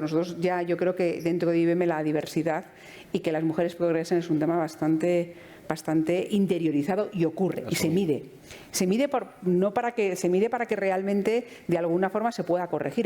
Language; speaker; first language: Spanish; native; Spanish